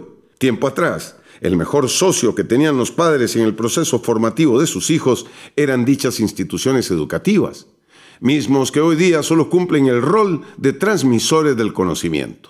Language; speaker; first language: Spanish; native; Spanish